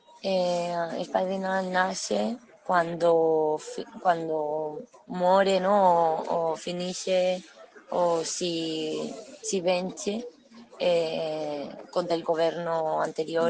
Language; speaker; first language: Italian; non-native, learner; Spanish